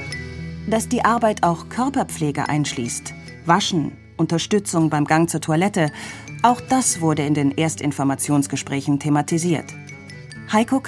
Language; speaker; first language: German; native; German